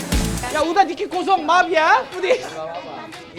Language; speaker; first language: Indonesian; non-native, fluent; Korean